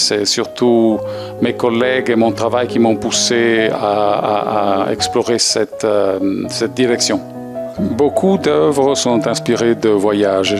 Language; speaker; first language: French; non-native, fluent; Italian